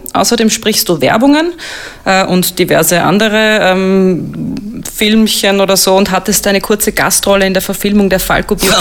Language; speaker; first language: German; native; German